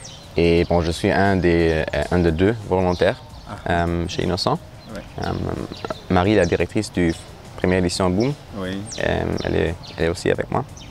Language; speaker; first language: French; non-native, learner; German